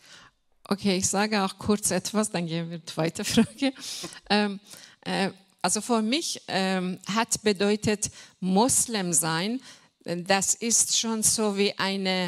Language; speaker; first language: German; non-native, learner; Persian